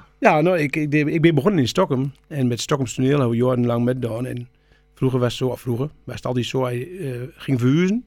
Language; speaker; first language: Dutch; native; Dutch